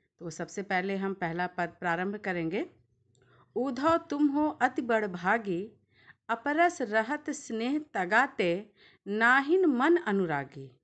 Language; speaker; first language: Hindi; native; Hindi